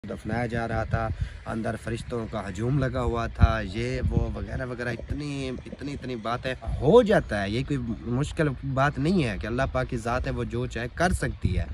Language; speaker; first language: Urdu; non-native, local second language; Saraiki